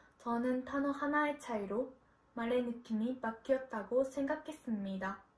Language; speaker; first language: Korean; non-native, fluent; Japanese